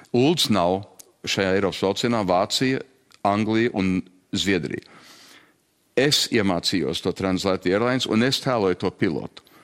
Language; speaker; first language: Latvian; early bilingual, heritage; Latvian